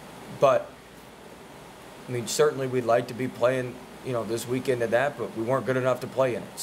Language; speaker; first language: English; native; English